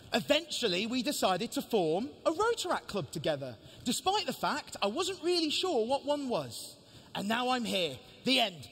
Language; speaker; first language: English; native; English